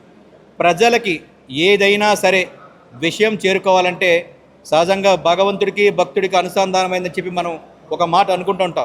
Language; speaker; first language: Telugu; native; Telugu